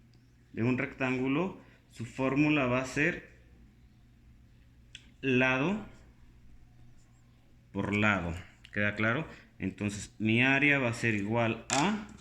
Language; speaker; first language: Spanish; native; Spanish